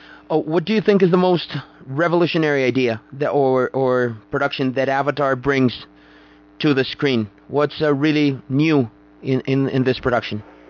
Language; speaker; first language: English; non-native, fluent; Spanish